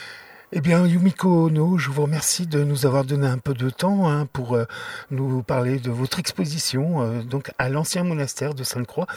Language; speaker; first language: French; native; French